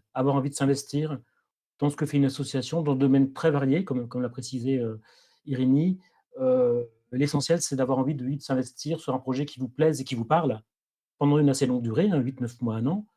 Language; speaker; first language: French; native; French